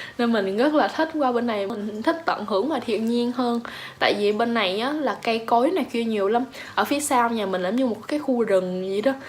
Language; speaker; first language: Vietnamese; native; Vietnamese